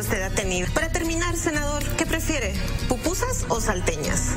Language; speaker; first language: Spanish; native; Spanish